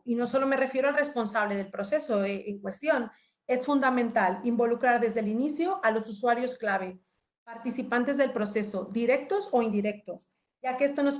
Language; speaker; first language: Spanish; native; Spanish